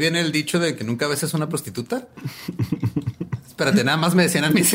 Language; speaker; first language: Spanish; native; Spanish